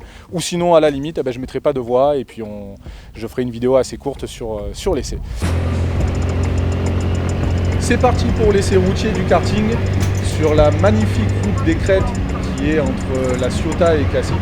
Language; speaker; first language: French; native; French